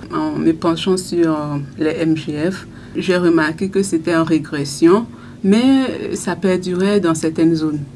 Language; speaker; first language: French; non-native, local second language; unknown